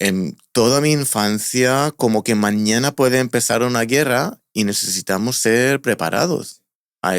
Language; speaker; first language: Spanish; non-native, fluent; Hebrew